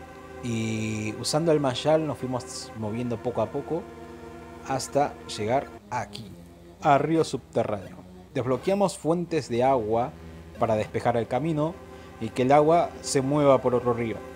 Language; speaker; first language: Spanish; native; Spanish